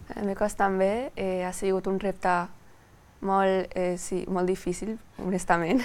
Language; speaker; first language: Catalan; non-native, local second language; Spanish